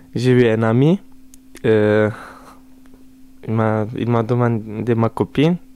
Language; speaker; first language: French; non-native, learner; Turkish